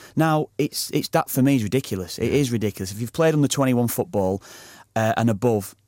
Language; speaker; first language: English; native; English